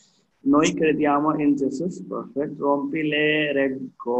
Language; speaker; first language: Italian; non-native, learner; Hindi